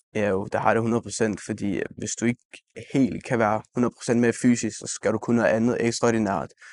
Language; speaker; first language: Danish; native; Danish